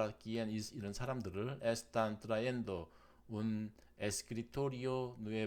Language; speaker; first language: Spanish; non-native, learner; Korean